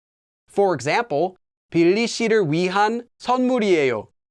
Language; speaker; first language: Korean; non-native, fluent; English